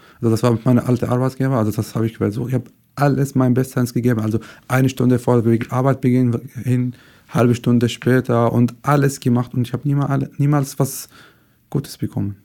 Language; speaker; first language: German; non-native, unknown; Arabic